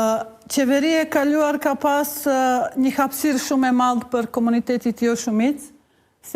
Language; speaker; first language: Albanian; non-native, local second language; Bosnian